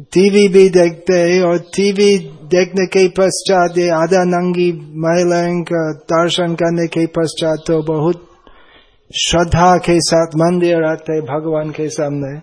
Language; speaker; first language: Hindi; non-native, fluent; English